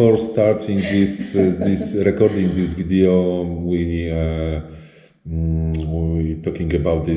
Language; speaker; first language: English; non-native, learner; Polish